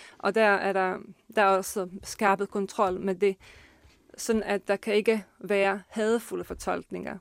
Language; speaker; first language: Danish; non-native, fluent; Bosnian